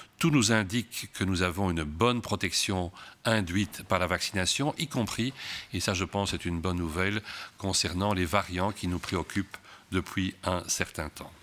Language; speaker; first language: French; native; French